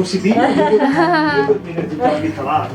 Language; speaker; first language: Italian; native; Italian